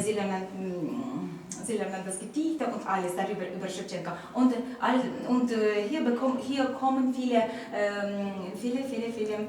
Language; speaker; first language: German; non-native, learner; Ukrainian